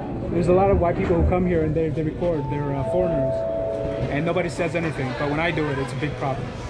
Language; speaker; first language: English; early bilingual, other home language; Spanish